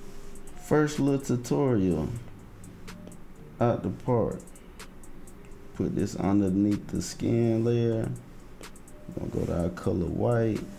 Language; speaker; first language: English; native; English